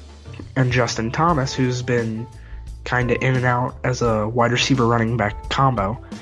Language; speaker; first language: English; native; English